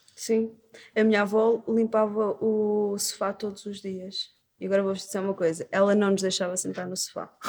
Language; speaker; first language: Portuguese; native; Portuguese